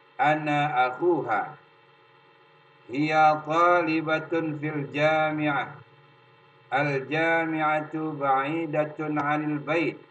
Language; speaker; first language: Arabic; non-native, fluent; Indonesian